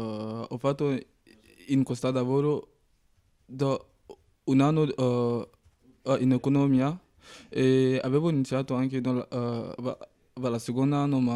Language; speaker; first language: Italian; non-native, learner; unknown